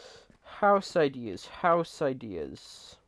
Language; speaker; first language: English; native; English